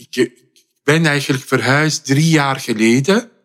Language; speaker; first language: Dutch; non-native, fluent; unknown